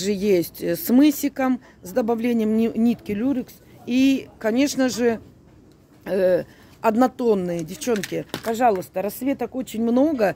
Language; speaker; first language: Russian; native; Russian